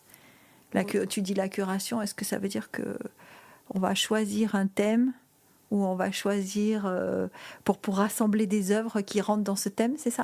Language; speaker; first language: French; native; French